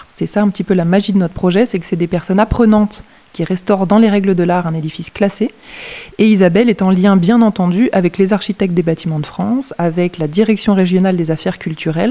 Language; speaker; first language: French; native; French